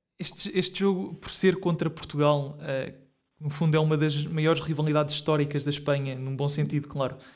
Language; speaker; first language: Spanish; native; Spanish